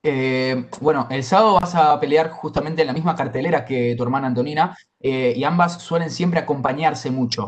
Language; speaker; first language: Spanish; native; Spanish